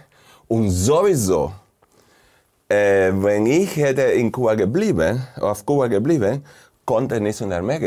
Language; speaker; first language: German; non-native, fluent; Spanish